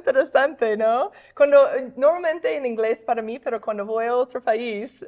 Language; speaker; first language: Spanish; non-native, fluent; English